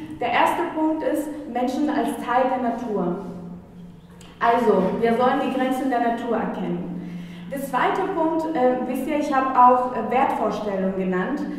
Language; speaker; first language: German; non-native, fluent; Spanish